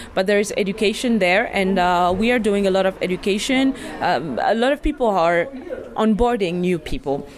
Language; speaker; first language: English; non-native, fluent; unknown